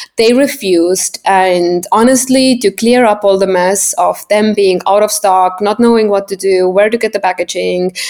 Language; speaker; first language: English; non-native, fluent; Estonian